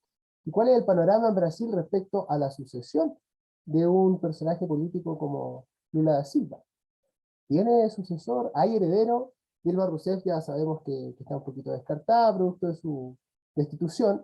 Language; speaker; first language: Spanish; native; Spanish